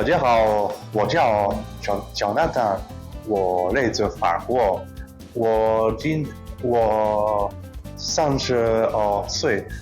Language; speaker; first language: Chinese; non-native, learner; French